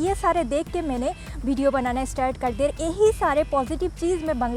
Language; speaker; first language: Hindi; non-native, fluent; Bangla